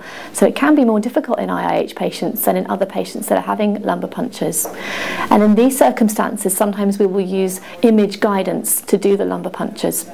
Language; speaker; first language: English; native; English